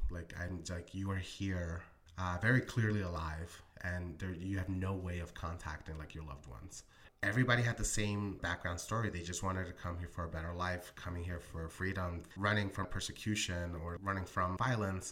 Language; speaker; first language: English; early bilingual, other home language; Spanish